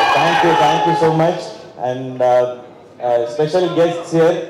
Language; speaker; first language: Telugu; non-native, learner; Tamil